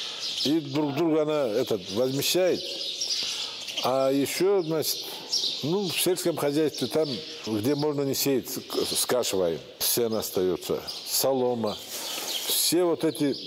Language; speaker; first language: Russian; non-native, local second language; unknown